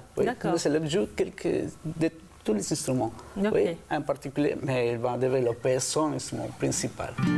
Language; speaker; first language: French; non-native, fluent; Spanish